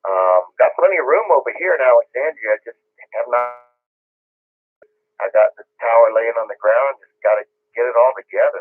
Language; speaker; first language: English; native; English